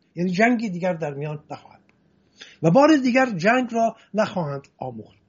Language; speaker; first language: Persian; non-native, local second language; Assyrian Neo-Aramaic